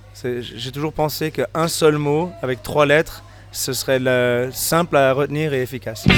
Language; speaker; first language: French; native; French